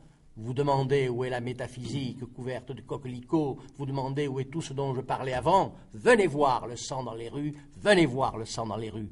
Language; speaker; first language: French; native; French